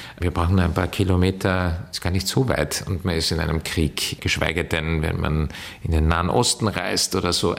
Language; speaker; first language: German; native; German